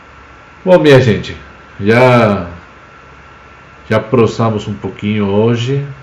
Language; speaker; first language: Portuguese; non-native, fluent; Spanish